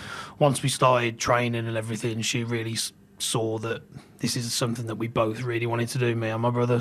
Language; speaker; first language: English; native; English